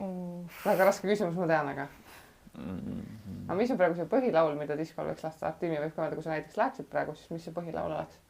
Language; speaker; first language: Estonian; native; Estonian